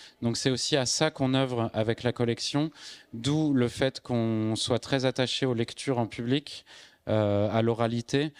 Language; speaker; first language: French; native; French